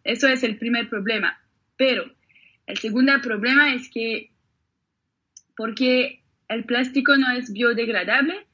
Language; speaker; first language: Spanish; non-native, fluent; French